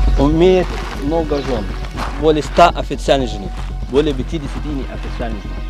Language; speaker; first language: Russian; non-native, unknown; Arabic